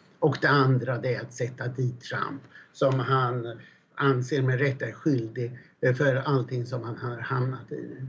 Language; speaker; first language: Swedish; native; Swedish